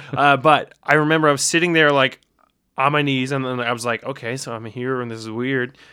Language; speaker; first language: English; native; English